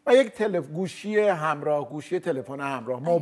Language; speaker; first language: Persian; native; Persian